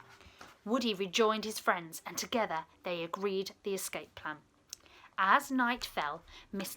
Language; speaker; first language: English; native; English